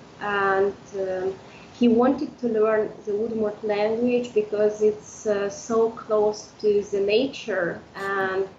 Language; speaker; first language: English; non-native, fluent; Udmurt